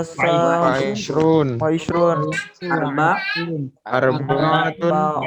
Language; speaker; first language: Arabic; non-native, learner; Indonesian